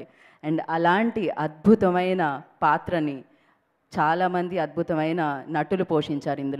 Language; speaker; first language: Telugu; native; Telugu